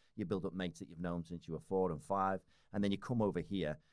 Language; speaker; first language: English; native; English